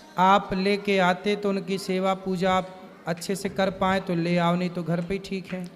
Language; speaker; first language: Hindi; native; Hindi